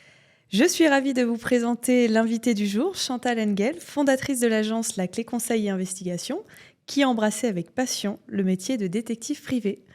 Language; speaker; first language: French; native; French